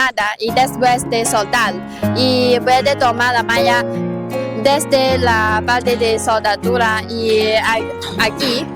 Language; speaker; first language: Spanish; non-native, learner; Chinese